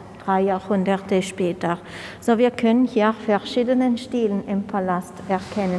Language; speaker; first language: German; non-native, fluent; Italian